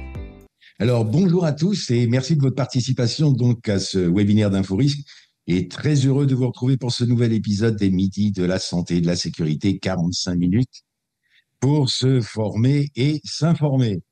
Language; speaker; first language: French; native; French